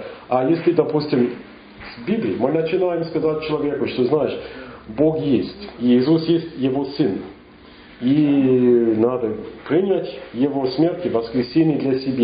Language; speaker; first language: Russian; non-native, fluent; English